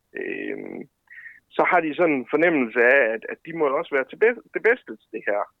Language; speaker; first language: Danish; native; Danish